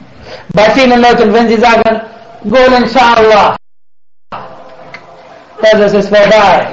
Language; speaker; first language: German; non-native, fluent; Arabic